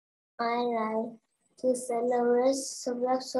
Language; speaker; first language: English; non-native, learner; Vietnamese